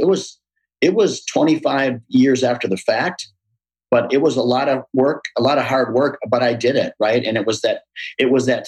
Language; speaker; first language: English; native; English